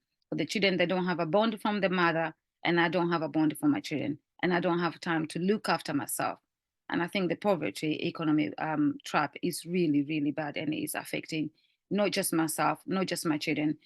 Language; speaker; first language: English; non-native, fluent; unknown